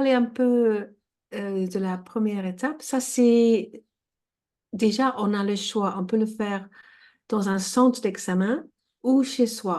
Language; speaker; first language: French; non-native, fluent; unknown